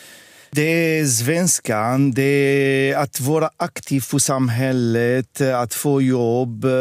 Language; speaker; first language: Swedish; non-native, fluent; Arabic